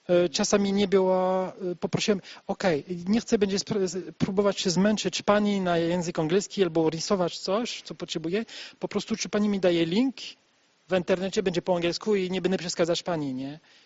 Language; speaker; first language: Polish; non-native, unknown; French